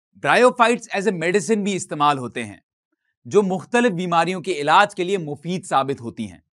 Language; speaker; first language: Urdu; native; Urdu